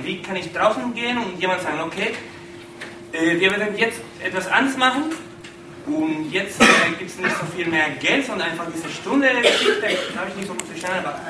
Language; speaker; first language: German; non-native, fluent; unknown